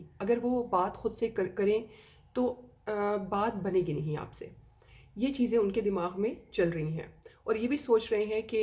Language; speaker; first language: Hindi; native; Hindi